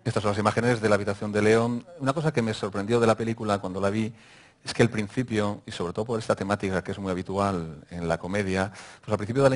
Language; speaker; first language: Spanish; native; Spanish